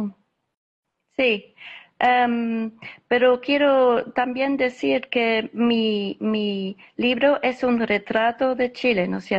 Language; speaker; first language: Spanish; non-native, fluent; English